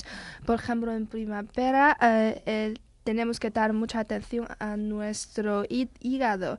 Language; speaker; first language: Spanish; non-native, learner; Chinese